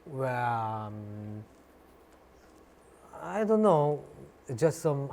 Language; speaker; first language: English; non-native, learner; Korean